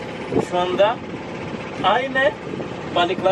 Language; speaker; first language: Turkish; non-native, learner; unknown